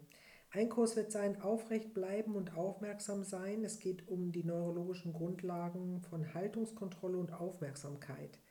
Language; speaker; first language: German; native; German